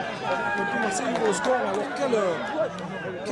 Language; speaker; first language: French; native; French